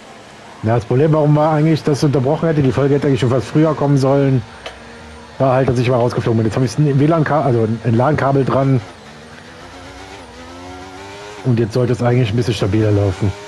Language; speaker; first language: German; native; German